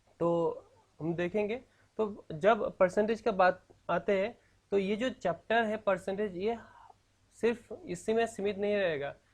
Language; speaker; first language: Hindi; non-native, local second language; Assamese